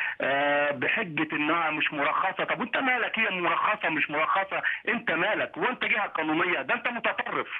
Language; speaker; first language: Arabic; native; Arabic